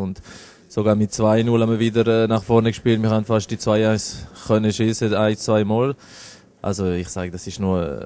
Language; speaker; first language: German; non-native, fluent; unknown